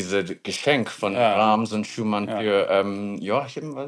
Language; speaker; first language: German; non-native, learner; English